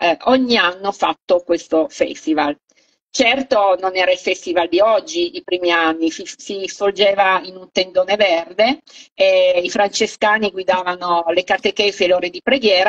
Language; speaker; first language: Italian; native; Italian